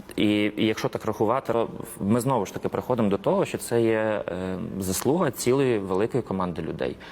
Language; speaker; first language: Ukrainian; native; Ukrainian